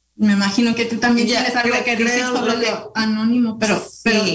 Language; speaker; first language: Spanish; early bilingual, heritage; Spanish